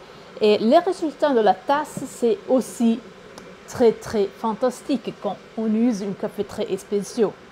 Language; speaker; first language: French; non-native, learner; Italian